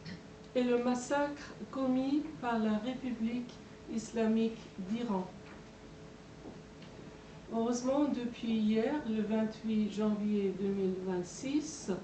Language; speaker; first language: French; non-native, fluent; Persian